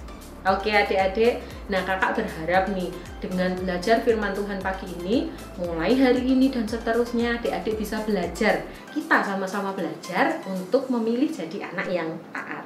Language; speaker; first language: Indonesian; native; Indonesian